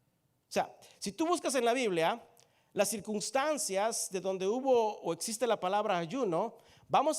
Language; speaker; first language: Spanish; native; Spanish